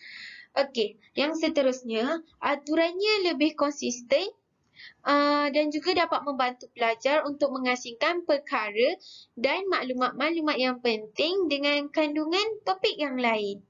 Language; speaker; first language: Malay; native; Malay